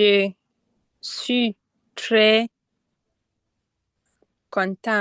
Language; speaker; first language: French; non-native, learner; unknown